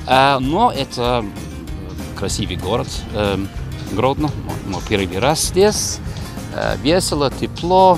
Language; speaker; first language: Russian; non-native, learner; Lithuanian